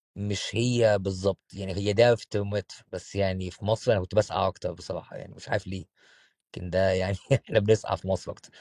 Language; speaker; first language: Arabic; native; Arabic